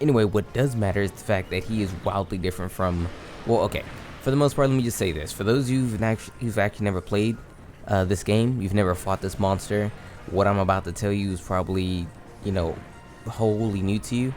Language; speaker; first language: English; native; English